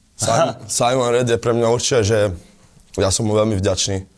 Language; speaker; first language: Slovak; early bilingual, other home language; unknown